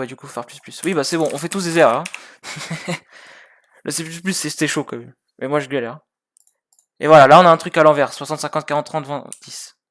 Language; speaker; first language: French; native; French